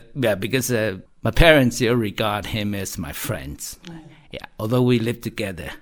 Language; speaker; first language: English; non-native, fluent; Chinese